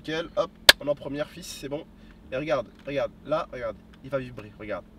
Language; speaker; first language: French; native; French